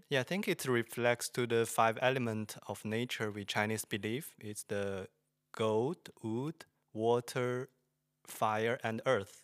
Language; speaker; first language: English; non-native, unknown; Chinese